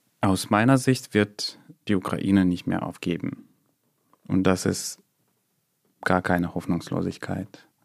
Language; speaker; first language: German; non-native, fluent; Russian